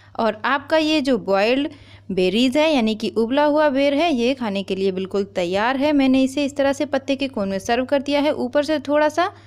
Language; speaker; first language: Hindi; native; Hindi